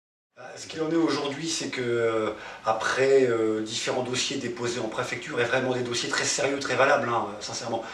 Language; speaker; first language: French; native; French